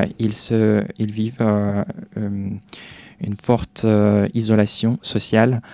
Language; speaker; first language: French; non-native, fluent; Russian